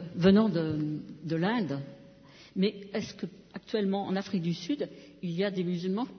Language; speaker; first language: French; non-native, fluent; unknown